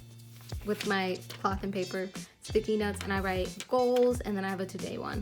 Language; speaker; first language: English; native; English